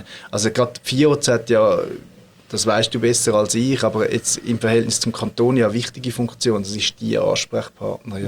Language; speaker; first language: German; native; German